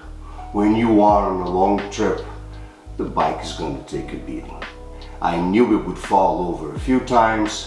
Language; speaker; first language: English; non-native, fluent; Portuguese